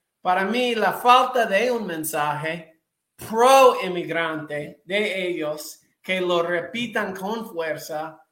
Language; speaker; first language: Spanish; non-native, fluent; English